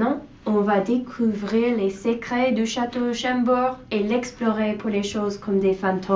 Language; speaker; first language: French; non-native, learner; English